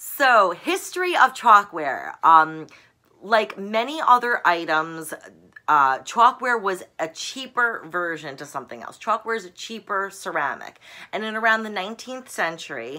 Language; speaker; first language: English; native; English